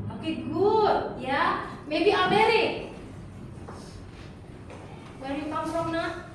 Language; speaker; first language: English; non-native, learner; Indonesian